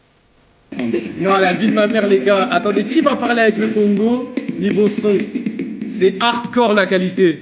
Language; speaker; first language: French; native; French